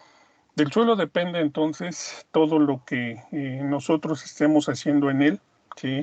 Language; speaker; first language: Spanish; native; Spanish